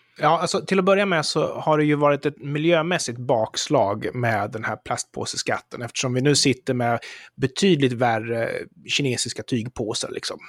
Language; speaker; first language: Swedish; native; Swedish